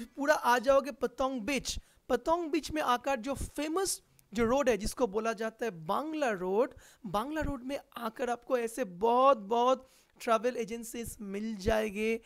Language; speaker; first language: Hindi; non-native, local second language; Bangla